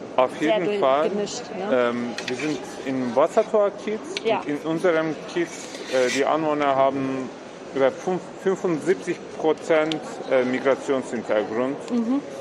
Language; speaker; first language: German; non-native, fluent; Turkish